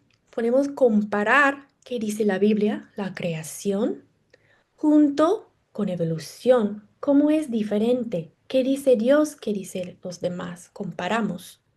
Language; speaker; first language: Spanish; non-native, fluent; English